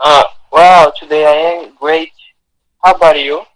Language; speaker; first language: English; non-native, learner; Portuguese